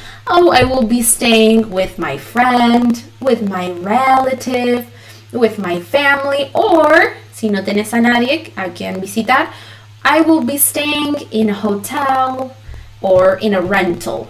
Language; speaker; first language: English; early bilingual, other home language; Spanish